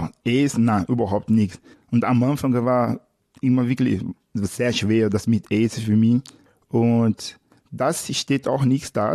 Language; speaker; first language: German; non-native, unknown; Portuguese